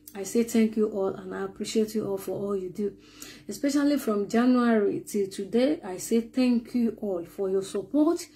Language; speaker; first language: English; non-native, local second language; Yoruba